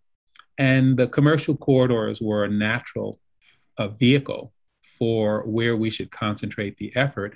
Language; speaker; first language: English; native; English